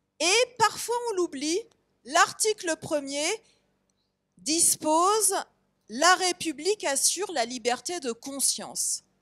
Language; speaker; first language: French; native; French